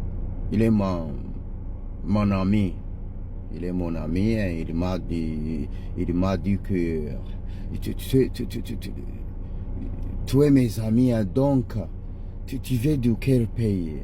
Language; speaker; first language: French; non-native, learner; Ganda